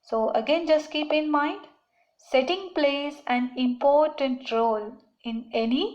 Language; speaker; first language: English; non-native, local second language; Marathi